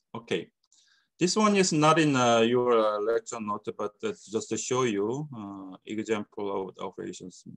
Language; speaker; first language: English; non-native, fluent; Korean